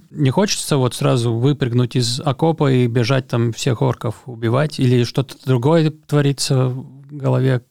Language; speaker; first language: Russian; non-native, local second language; Latvian